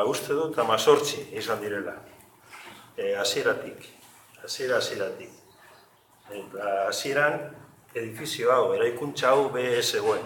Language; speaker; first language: Basque; non-native, local second language; Spanish